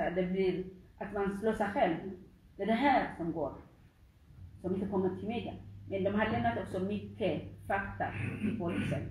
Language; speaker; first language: Swedish; non-native, learner; Tigrinya